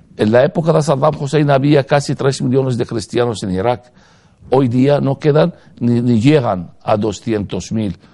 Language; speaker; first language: Spanish; non-native, fluent; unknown